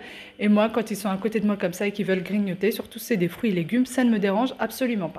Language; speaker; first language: French; native; French